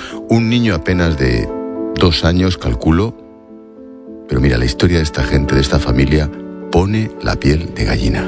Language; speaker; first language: Spanish; native; Spanish